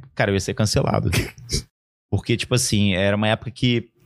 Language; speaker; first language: Portuguese; native; Portuguese